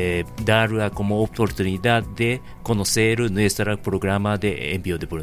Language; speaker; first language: Spanish; non-native, learner; Japanese